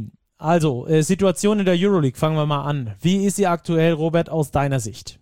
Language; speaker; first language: German; native; German